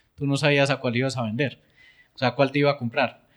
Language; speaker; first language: Spanish; native; Spanish